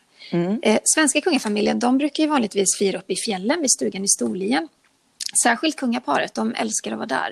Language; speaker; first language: Swedish; native; Swedish